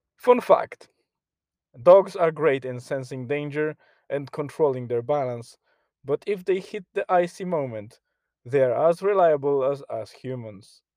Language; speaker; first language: English; non-native, fluent; Polish